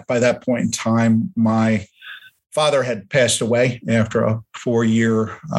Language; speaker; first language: English; early bilingual, other home language; German